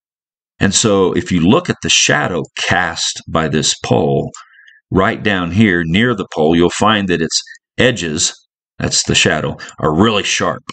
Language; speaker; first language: English; native; English